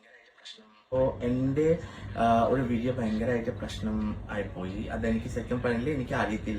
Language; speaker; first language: Malayalam; non-native, fluent; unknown